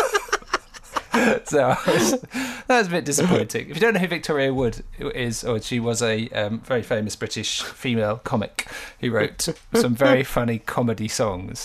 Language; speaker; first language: English; native; English